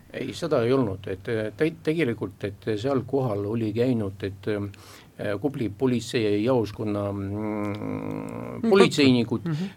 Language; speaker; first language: Estonian; non-native, local second language; Russian